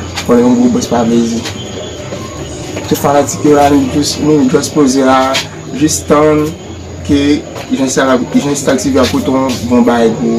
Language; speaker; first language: French; non-native, learner; Haitian Creole